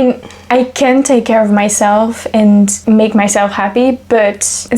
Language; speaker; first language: English; non-native, fluent; French